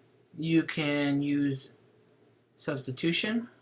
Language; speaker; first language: English; native; English